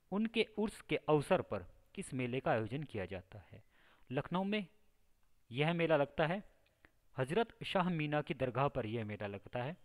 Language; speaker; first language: Hindi; native; Hindi